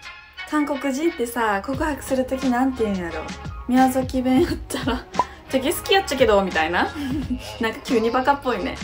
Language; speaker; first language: Japanese; native; Japanese